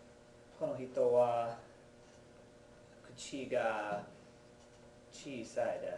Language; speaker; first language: Japanese; non-native, learner; English